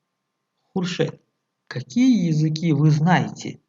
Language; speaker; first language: Russian; non-native, fluent; Tajik